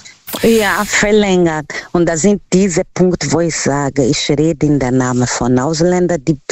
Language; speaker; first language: German; non-native, fluent; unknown